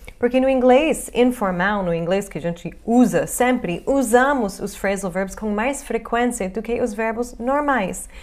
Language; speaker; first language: Portuguese; non-native, fluent; English